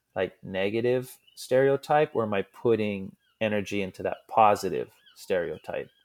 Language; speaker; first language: English; native; English